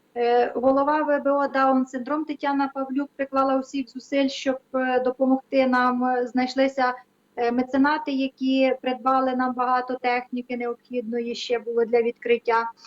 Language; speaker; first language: Ukrainian; native; Ukrainian